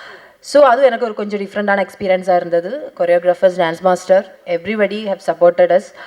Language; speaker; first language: Tamil; non-native, fluent; Malayalam